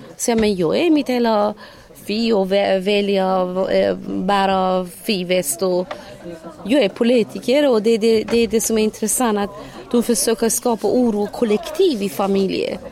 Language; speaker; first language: Swedish; non-native, fluent; Persian